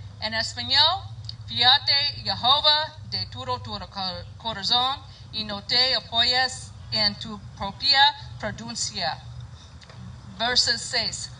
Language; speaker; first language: Spanish; non-native, learner; English